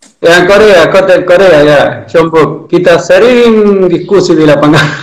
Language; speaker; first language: Indonesian; non-native, fluent; Spanish